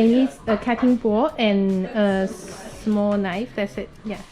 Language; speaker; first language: English; non-native, fluent; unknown